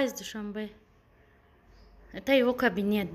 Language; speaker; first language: Russian; non-native, local second language; Tajik